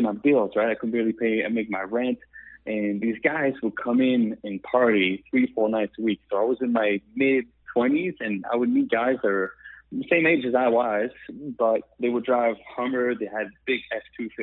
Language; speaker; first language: English; non-native, fluent; French